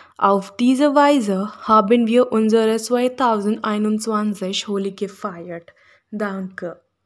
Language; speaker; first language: German; non-native, learner; Hindi